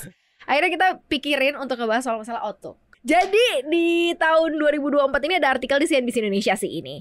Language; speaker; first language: Indonesian; native; Indonesian